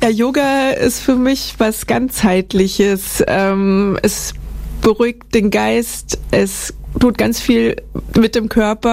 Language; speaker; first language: German; native; German